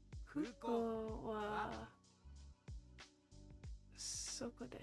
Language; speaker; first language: Japanese; non-native, learner; English